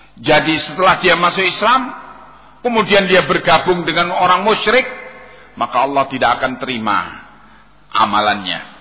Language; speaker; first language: Indonesian; native; Indonesian